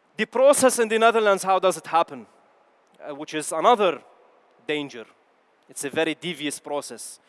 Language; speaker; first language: English; non-native, fluent; Arabic